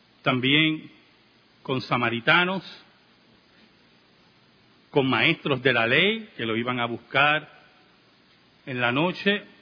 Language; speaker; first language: Spanish; native; Spanish